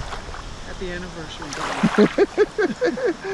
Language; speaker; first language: English; native; English